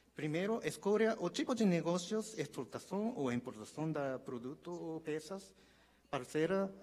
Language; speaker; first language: Portuguese; non-native, learner; Japanese